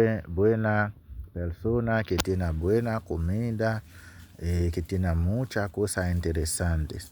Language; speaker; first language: Spanish; non-native, learner; Haitian Creole